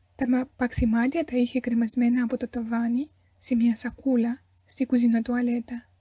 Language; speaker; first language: Greek; non-native, fluent; Romanian